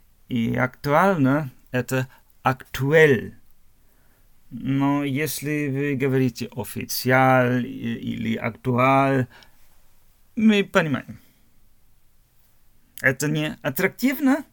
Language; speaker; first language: Russian; non-native, learner; German